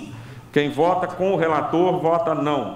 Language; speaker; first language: Portuguese; native; Portuguese